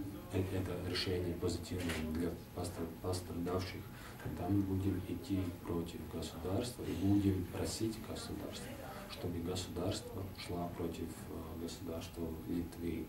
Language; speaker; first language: Russian; non-native, local second language; Latvian